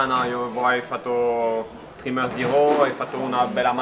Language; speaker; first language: Italian; non-native, learner; French